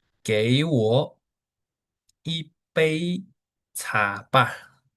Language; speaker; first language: Chinese; non-native, fluent; Indonesian